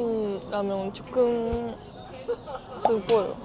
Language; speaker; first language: Korean; non-native, learner; Japanese